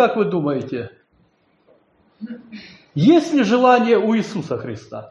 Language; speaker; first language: Polish; non-native, learner; Russian